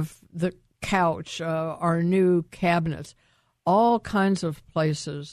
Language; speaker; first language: English; native; English